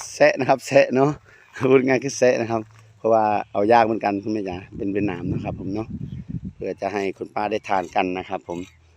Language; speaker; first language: Thai; non-native, local second language; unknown